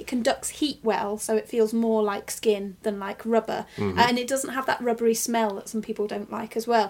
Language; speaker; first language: English; native; English